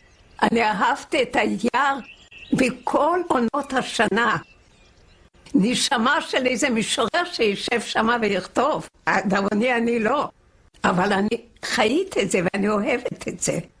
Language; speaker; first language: Hebrew; non-native, fluent; Yiddish